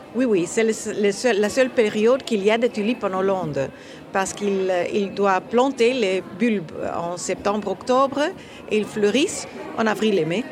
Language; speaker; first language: French; non-native, fluent; Dutch